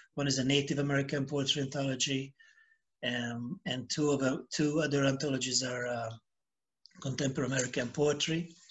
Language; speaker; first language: English; non-native, fluent; Hungarian